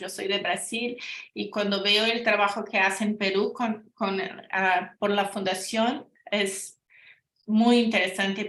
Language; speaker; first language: Spanish; non-native, fluent; Portuguese